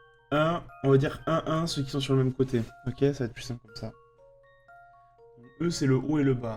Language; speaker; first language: French; native; French